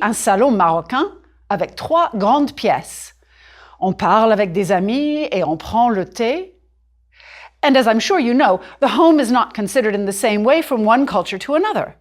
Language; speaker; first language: French; native; French